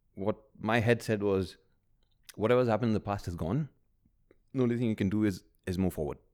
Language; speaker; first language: English; early bilingual, other home language; Malayalam